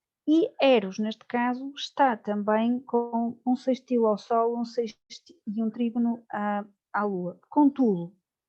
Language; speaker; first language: Portuguese; native; Portuguese